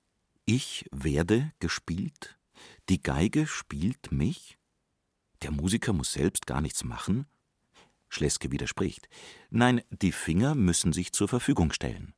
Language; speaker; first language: German; native; German